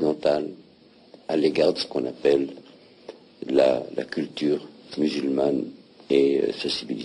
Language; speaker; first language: French; non-native, local second language; Arabic